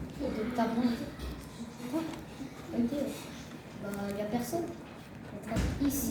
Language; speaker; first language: French; non-native, learner; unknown